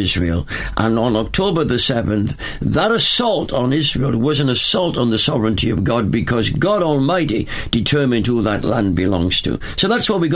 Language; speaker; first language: English; native; English